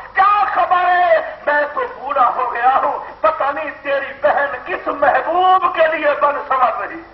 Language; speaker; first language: Urdu; non-native, local second language; Sindhi